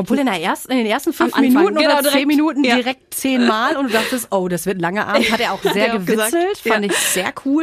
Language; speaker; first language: German; native; German